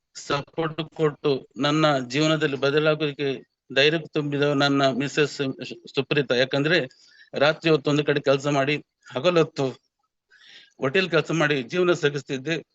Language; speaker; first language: Kannada; native; Kannada